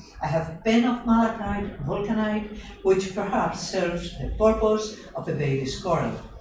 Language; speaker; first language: English; non-native, fluent; Spanish